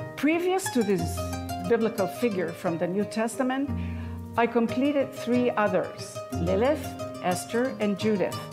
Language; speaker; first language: English; non-native, fluent; Romanian